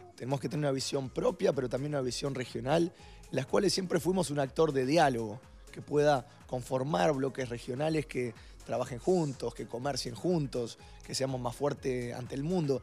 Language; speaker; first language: Spanish; native; Spanish